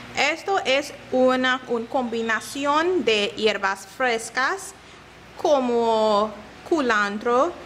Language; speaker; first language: Spanish; non-native, learner; English